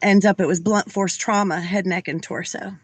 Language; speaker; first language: English; native; English